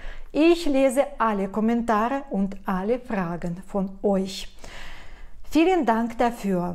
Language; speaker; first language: German; non-native, fluent; Russian